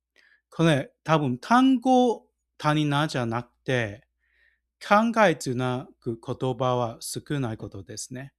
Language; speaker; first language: Japanese; non-native, fluent; Cantonese